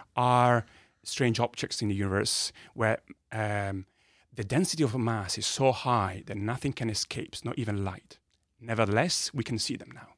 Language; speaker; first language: English; non-native, fluent; Italian